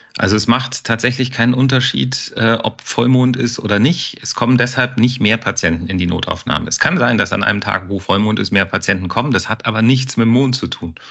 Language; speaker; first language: German; native; German